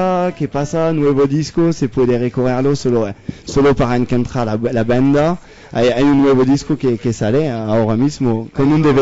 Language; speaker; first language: Spanish; non-native, learner; French